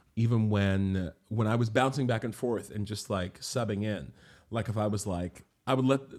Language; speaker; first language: English; native; English